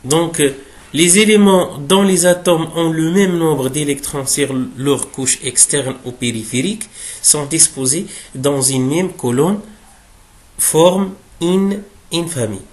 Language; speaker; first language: French; non-native, local second language; Arabic